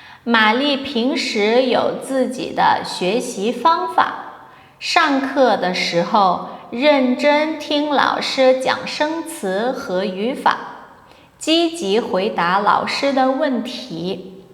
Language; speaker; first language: Chinese; non-native, fluent; Portuguese